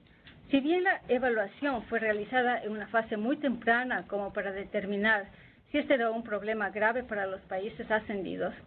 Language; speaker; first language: Spanish; native; Spanish